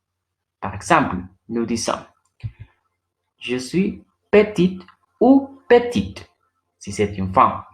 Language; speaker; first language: French; non-native, learner; Spanish